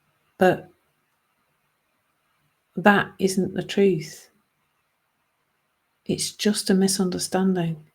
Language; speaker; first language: English; native; English